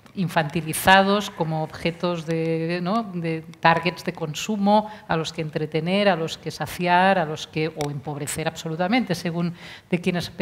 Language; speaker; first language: Spanish; non-native, local second language; Catalan